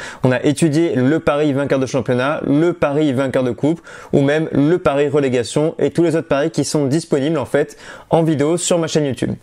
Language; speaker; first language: French; native; French